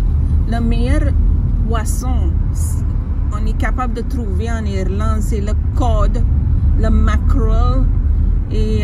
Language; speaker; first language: French; non-native, learner; English